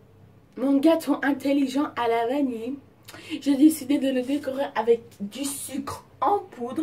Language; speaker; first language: French; non-native, fluent; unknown